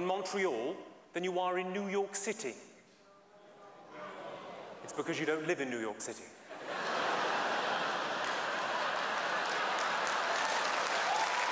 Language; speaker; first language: English; native; English